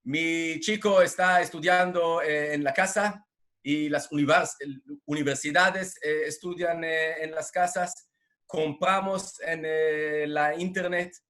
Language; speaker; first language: Spanish; non-native, fluent; Hebrew